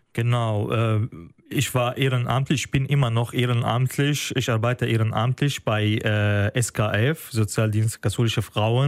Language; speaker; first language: German; non-native, fluent; Arabic